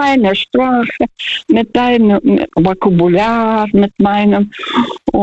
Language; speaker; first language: German; non-native, learner; Russian